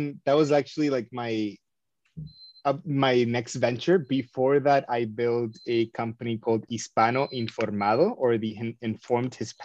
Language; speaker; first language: English; non-native, fluent; Spanish